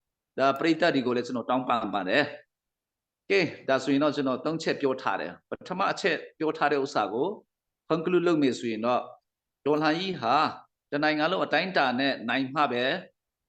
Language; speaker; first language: Burmese; non-native, local second language; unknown